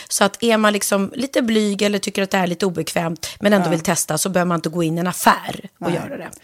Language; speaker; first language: Swedish; native; Swedish